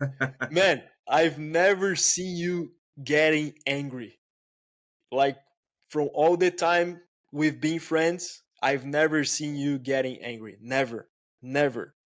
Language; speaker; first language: English; non-native, fluent; Portuguese